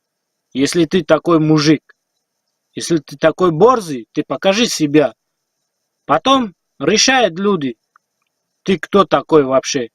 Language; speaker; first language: Russian; non-native, learner; Tajik